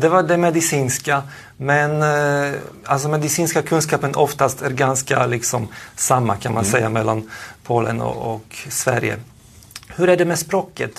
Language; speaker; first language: Swedish; non-native, fluent; Polish